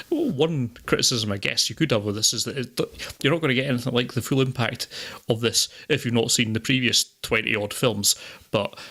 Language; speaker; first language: English; native; English